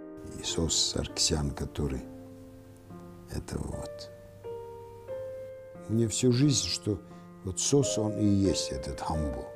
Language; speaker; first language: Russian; non-native, local second language; Armenian